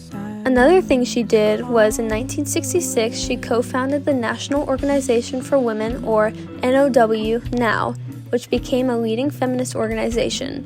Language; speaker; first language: English; native; English